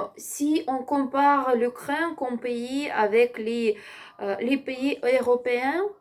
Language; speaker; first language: French; non-native, learner; Ukrainian